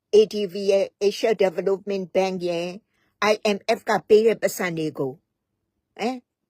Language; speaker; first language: Burmese; native; Burmese